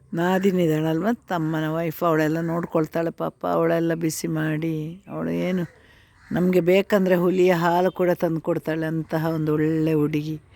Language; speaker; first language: Kannada; native; Kannada